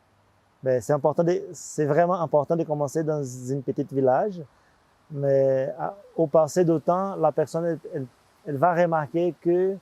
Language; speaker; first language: French; non-native, fluent; Portuguese